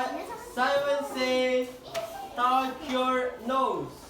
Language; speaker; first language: English; non-native, learner; Indonesian